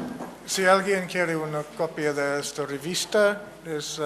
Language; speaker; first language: Spanish; non-native, fluent; English